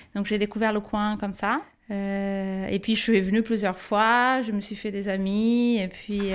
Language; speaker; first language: French; non-native, fluent; Portuguese